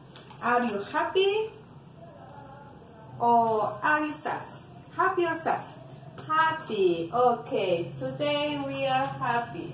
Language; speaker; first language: English; non-native, fluent; Spanish